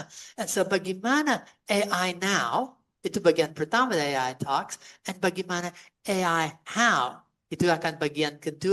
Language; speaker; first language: Indonesian; non-native, fluent; English